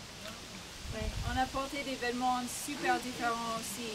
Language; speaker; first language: French; non-native, learner; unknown